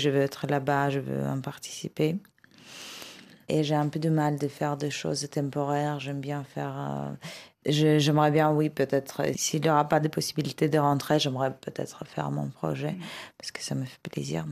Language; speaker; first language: French; non-native, fluent; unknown